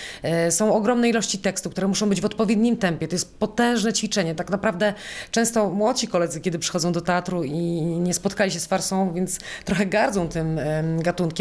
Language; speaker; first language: Polish; native; Polish